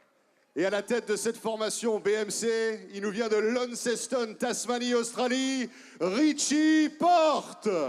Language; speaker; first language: French; native; French